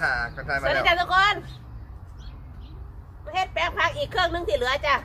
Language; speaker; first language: Thai; non-native, local second language; Lao